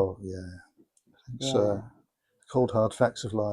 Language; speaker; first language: English; native; English